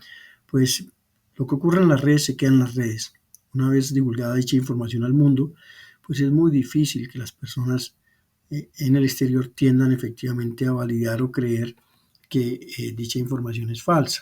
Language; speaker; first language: Spanish; native; Spanish